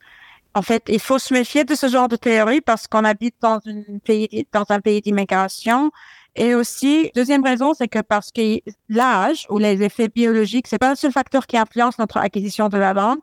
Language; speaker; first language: French; non-native, fluent; Arabic